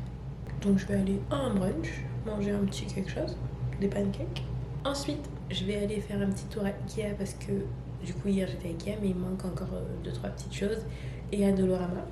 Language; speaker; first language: French; native; French